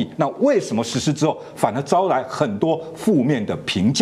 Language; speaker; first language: Chinese; native; Chinese